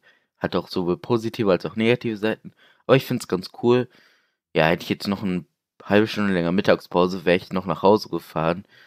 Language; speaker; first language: German; native; German